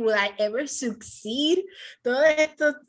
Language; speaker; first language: Spanish; early bilingual, heritage; Spanish